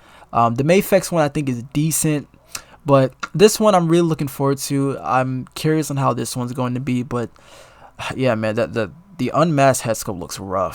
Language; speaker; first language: English; native; English